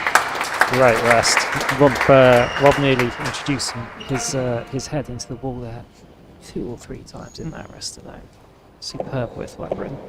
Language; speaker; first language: English; native; English